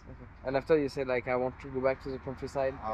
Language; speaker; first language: English; non-native, fluent; French